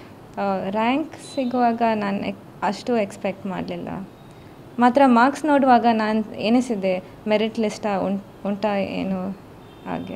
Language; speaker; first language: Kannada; non-native, local second language; Konkani